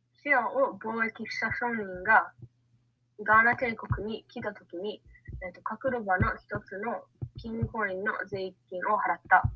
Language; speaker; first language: Japanese; non-native, learner; English